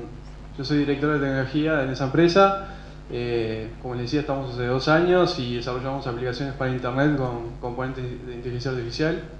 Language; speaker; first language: Spanish; native; Spanish